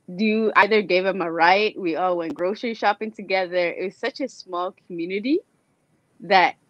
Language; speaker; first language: English; native; English